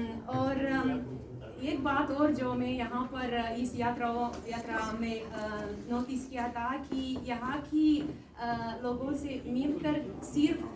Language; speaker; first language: Hindi; non-native, learner; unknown